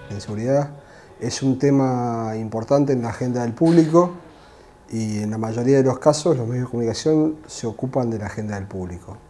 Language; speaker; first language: Spanish; native; Spanish